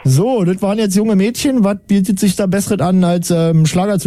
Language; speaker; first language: German; native; German